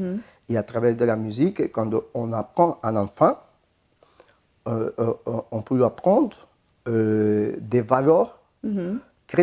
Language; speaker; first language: French; non-native, fluent; Spanish